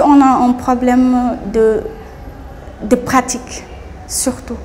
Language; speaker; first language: French; non-native, local second language; Wolof